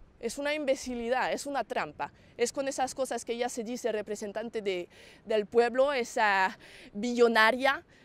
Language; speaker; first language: Spanish; non-native, fluent; French